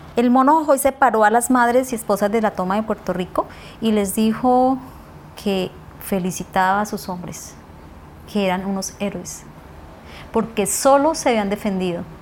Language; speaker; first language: Spanish; native; Spanish